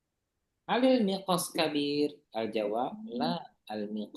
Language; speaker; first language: Arabic; non-native, fluent; Indonesian